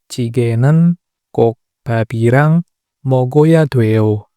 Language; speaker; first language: Korean; non-native, fluent; Indonesian